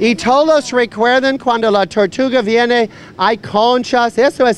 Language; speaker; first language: Spanish; non-native, learner; English